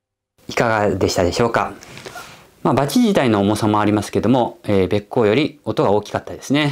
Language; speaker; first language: Japanese; native; Japanese